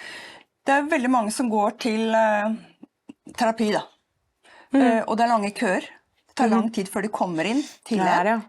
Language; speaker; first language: Norwegian; native; Norwegian